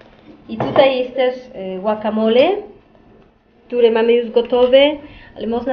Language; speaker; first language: Polish; non-native, fluent; Spanish